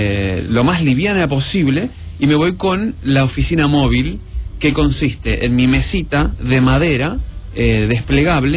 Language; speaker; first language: Spanish; native; Spanish